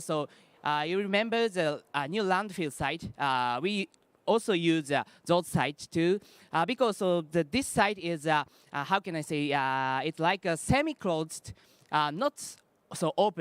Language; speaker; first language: English; non-native, learner; Japanese